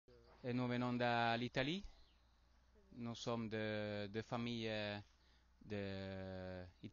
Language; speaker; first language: French; non-native, learner; Italian